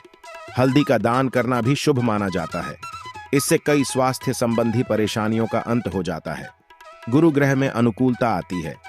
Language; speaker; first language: Hindi; native; Hindi